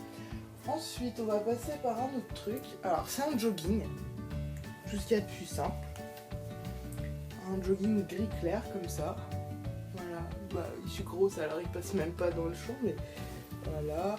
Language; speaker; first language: French; native; French